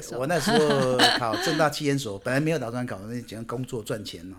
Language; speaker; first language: Chinese; native; Chinese